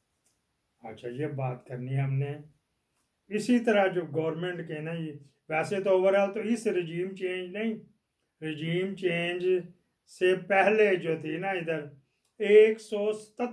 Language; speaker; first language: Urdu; non-native, local second language; Punjabi